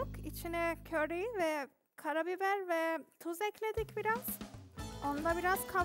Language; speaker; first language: Turkish; non-native, learner; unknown